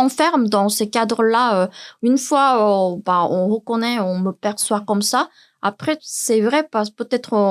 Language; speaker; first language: French; non-native, learner; Korean